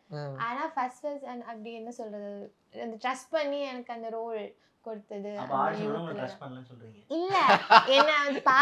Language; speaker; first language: Tamil; non-native, local second language; Malayalam